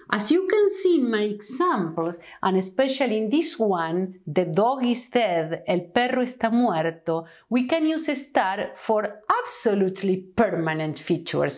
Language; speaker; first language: English; non-native, fluent; Spanish